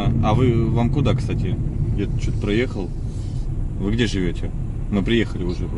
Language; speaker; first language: Russian; native; Russian